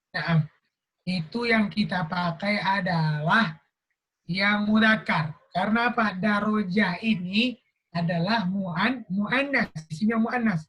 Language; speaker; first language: Indonesian; native; Indonesian